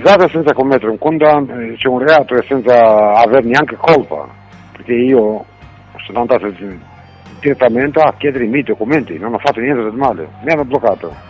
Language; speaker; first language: Italian; non-native, fluent; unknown